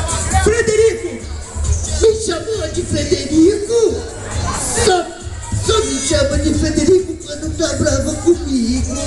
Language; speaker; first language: Portuguese; non-native, learner; Spanish